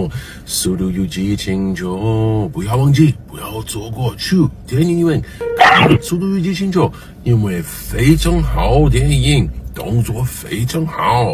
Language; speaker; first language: Chinese; non-native, learner; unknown